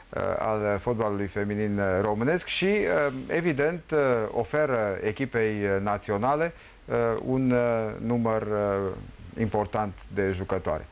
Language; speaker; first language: Romanian; native; Romanian